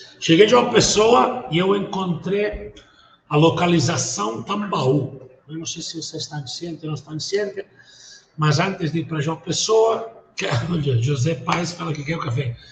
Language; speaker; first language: Portuguese; non-native, fluent; Spanish